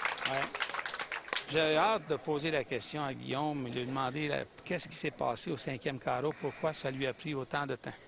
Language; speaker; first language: French; native; French